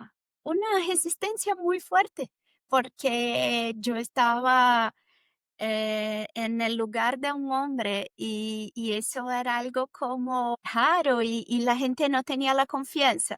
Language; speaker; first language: Spanish; non-native, fluent; Portuguese